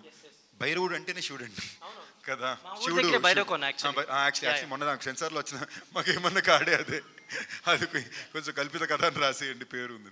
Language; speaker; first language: Telugu; native; Telugu